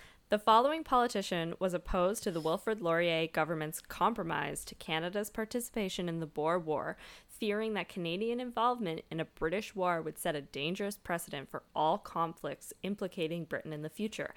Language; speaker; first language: English; native; English